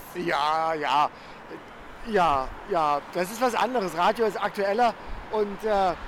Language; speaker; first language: German; native; German